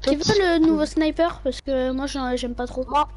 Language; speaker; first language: French; native; French